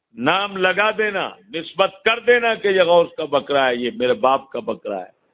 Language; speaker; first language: Urdu; non-native, local second language; Punjabi